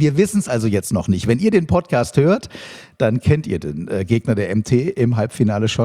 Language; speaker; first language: German; native; German